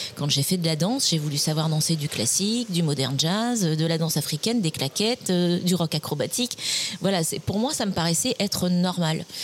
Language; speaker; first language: French; native; French